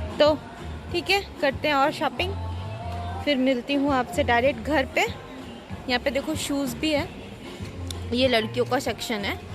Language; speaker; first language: Hindi; non-native, local second language; Bangla